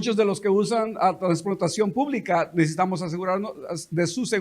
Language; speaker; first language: Spanish; native; Spanish